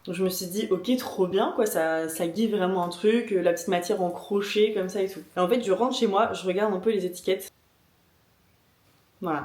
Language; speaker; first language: French; native; French